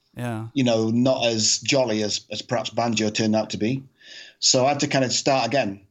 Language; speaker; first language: English; native; English